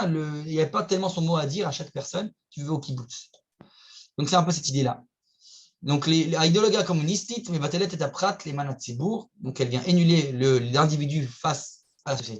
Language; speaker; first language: French; native; French